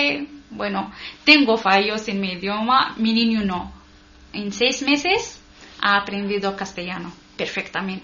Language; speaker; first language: Spanish; non-native, learner; Arabic